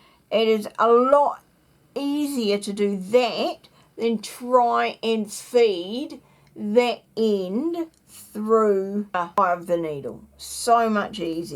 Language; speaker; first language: English; native; English